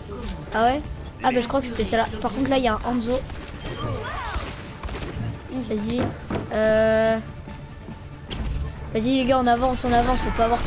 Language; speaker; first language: French; native; French